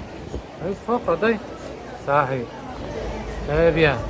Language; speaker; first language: Arabic; native; Arabic